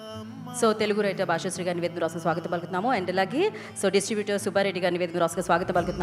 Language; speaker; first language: Telugu; native; Telugu